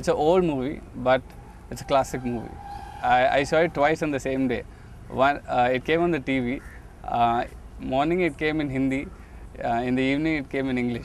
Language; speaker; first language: English; non-native, local second language; Telugu